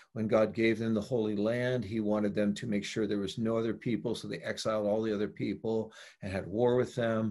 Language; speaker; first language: English; native; English